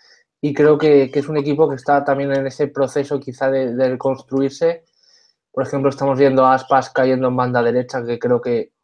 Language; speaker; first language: Spanish; native; Spanish